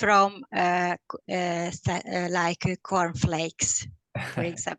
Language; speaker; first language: English; non-native, learner; Hungarian